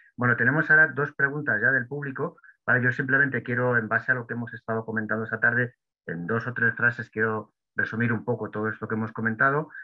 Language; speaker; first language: Spanish; native; Spanish